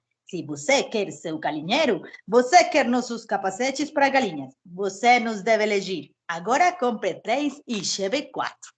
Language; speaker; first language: Portuguese; non-native, fluent; Spanish